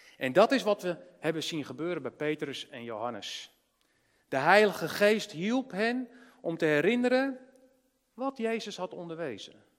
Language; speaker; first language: Dutch; native; Dutch